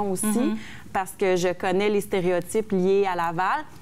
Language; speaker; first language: French; native; French